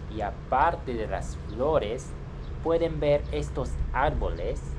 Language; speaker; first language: Spanish; non-native, fluent; Japanese